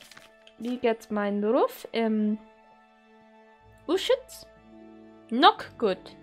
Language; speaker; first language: German; non-native, learner; English